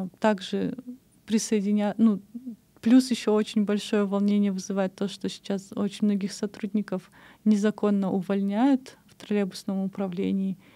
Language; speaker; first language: Russian; non-native, local second language; Kyrgyz